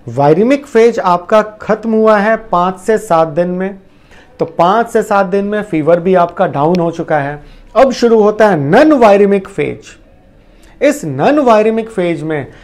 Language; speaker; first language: Hindi; native; Hindi